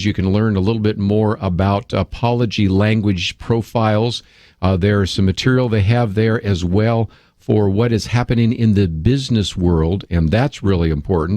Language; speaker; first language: English; native; English